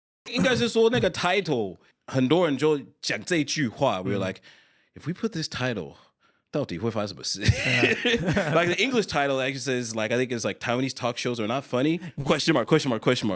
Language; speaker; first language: English; early bilingual, other home language; Chinese